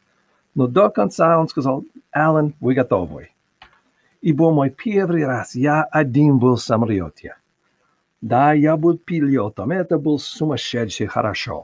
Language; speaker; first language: Russian; non-native, learner; English